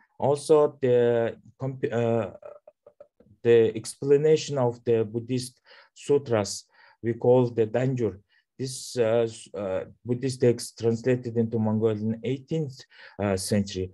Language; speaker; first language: English; non-native, learner; Mongolian